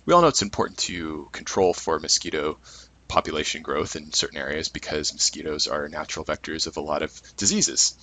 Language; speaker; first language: English; native; English